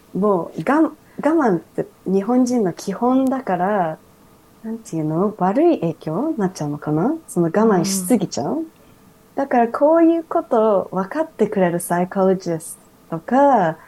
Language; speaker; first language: Japanese; early bilingual, heritage; English